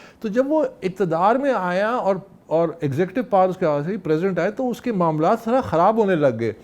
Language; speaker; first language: Urdu; non-native, local second language; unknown